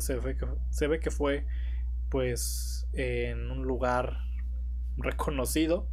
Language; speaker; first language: Spanish; native; Spanish